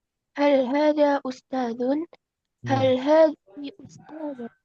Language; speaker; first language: Arabic; non-native, learner; Indonesian